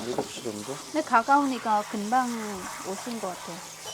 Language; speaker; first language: Korean; non-native, fluent; Vietnamese